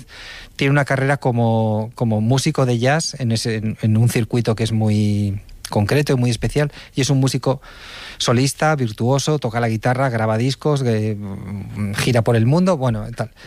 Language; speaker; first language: Spanish; native; Spanish